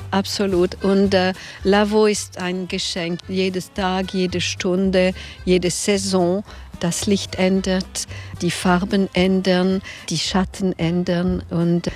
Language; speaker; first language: German; non-native, local second language; French